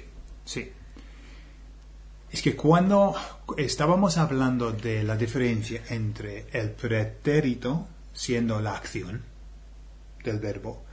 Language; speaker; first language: Spanish; non-native, fluent; English